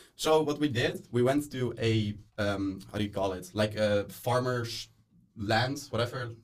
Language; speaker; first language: English; non-native, fluent; Dutch